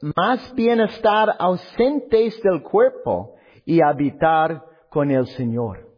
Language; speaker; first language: Spanish; non-native, learner; English